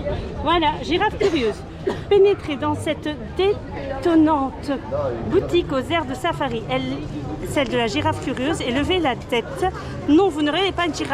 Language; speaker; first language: French; native; French